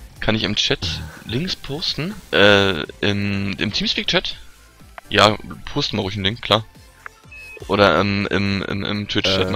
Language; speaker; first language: German; native; German